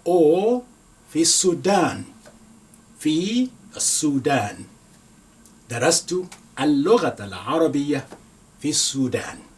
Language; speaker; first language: Arabic; non-native, fluent; Yoruba